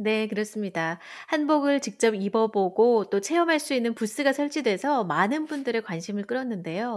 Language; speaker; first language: Korean; native; Korean